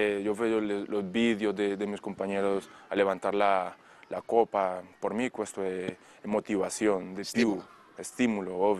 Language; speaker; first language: Italian; non-native, learner; Spanish